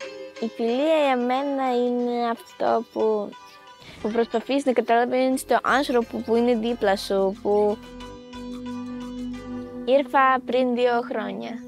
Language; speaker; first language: Greek; early bilingual, other home language; Ukrainian